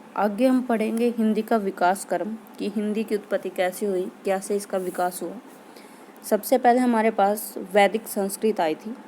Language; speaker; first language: Hindi; native; Hindi